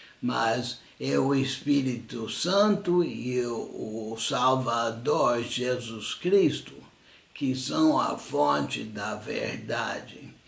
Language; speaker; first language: Portuguese; non-native, fluent; English